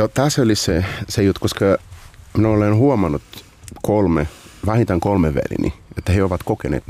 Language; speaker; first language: Finnish; non-native, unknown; Portuguese